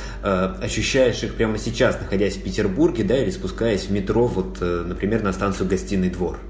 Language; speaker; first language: Russian; native; Russian